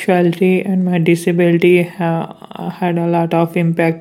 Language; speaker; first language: English; non-native, local second language; Urdu